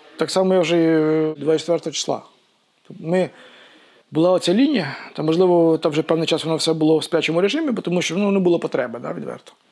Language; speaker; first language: Ukrainian; native; Ukrainian